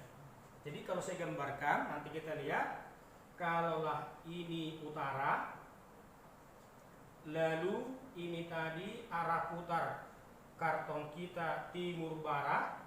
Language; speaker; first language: Indonesian; native; Indonesian